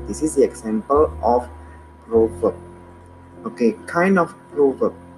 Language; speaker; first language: English; non-native, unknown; Indonesian